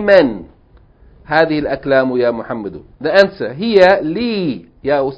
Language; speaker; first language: Arabic; non-native, fluent; English